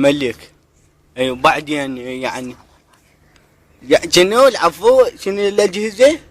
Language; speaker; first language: Arabic; native; Arabic